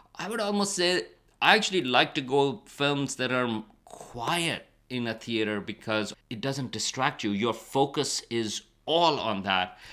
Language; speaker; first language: English; non-native, local second language; Urdu